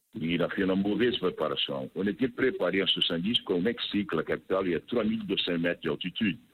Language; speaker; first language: French; non-native, fluent; Portuguese